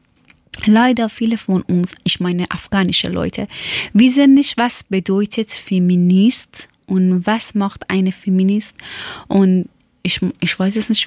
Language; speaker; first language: German; non-native, learner; Persian